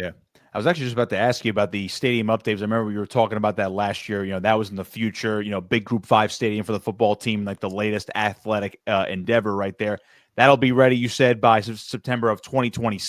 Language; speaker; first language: English; native; English